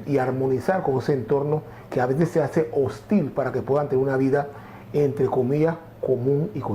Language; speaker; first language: Spanish; native; Spanish